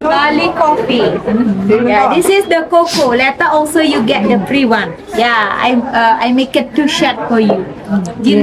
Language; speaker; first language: English; non-native, fluent; Indonesian